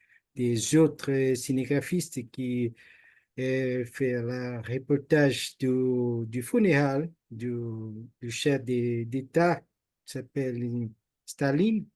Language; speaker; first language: French; non-native, learner; Portuguese